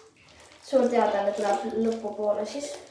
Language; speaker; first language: Estonian; early bilingual, heritage; Estonian